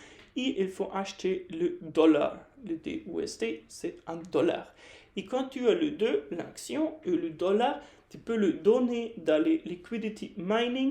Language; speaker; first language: French; non-native, fluent; German